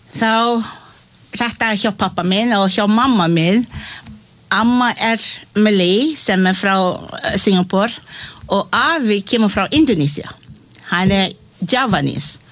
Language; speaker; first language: Icelandic; non-native, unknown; Malay